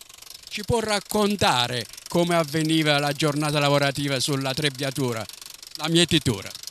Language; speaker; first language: Italian; native; Italian